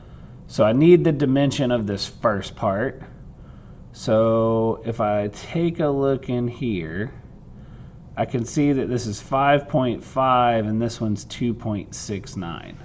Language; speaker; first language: English; native; English